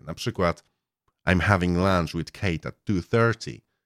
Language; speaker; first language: English; non-native, fluent; Polish